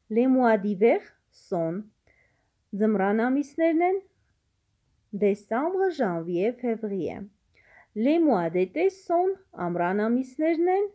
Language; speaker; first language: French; non-native, fluent; Armenian